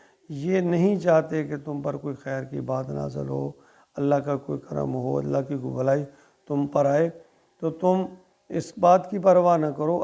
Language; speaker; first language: Urdu; native; Urdu